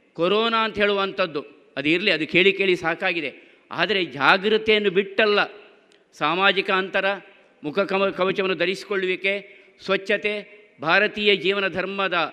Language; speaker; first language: Kannada; non-native, local second language; Tulu